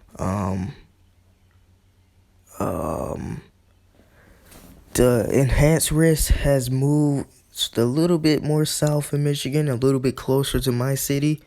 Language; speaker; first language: English; native; English